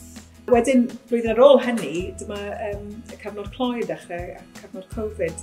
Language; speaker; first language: Welsh; native; Welsh